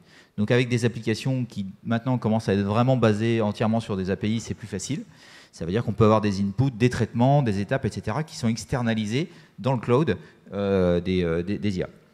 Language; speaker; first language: French; native; French